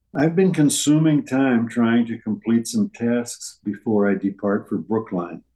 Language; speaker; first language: English; native; English